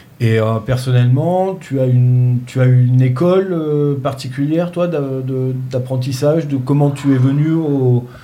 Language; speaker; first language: French; native; French